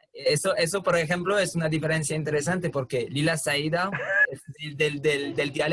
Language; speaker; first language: Spanish; non-native, fluent; French